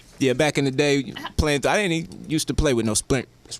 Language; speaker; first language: English; native; English